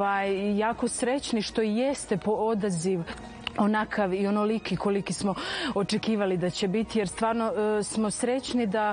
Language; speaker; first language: Serbian; native; Serbian